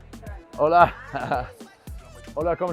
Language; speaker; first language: Spanish; non-native, learner; English